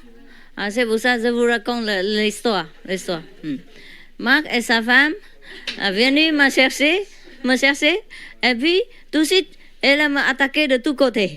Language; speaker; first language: French; non-native, learner; Vietnamese